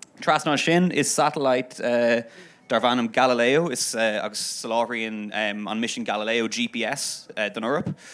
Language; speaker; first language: Irish; non-native, local second language; English